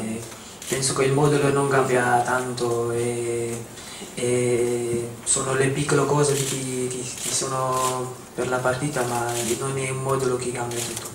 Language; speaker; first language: Italian; non-native, fluent; Dutch